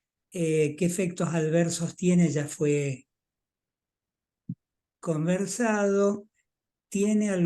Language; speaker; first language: Spanish; native; Spanish